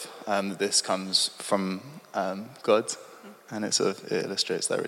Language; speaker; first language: English; native; English